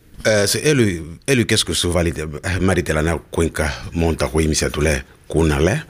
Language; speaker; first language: Finnish; non-native, learner; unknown